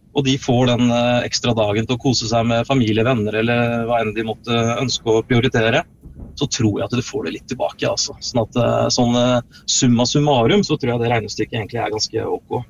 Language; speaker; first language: Norwegian; native; Norwegian